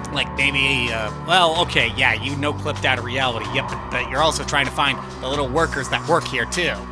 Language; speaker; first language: English; native; English